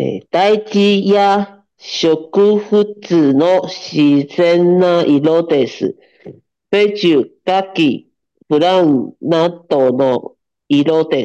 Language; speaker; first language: Japanese; non-native, learner; Chinese